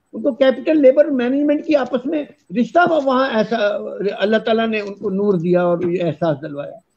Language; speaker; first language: Urdu; non-native, local second language; Punjabi